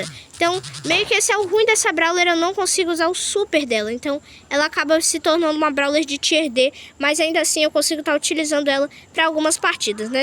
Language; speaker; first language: Portuguese; native; Portuguese